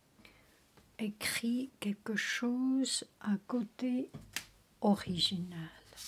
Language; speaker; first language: French; non-native, learner; Chinese